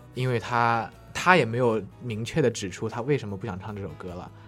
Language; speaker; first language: Chinese; native; Chinese